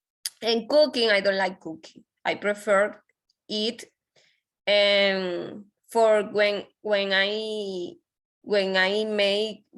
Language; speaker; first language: English; non-native, learner; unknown